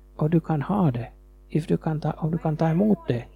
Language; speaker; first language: Swedish; non-native, fluent; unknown